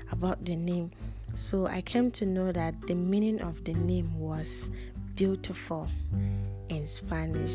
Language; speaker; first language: English; non-native, local second language; Hausa